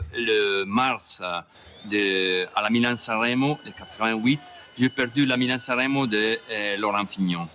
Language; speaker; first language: French; non-native, fluent; Italian